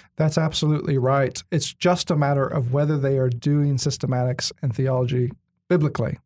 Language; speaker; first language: English; native; English